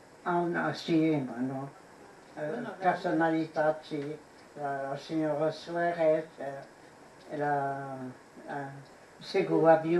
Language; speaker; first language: Spanish; non-native, fluent; French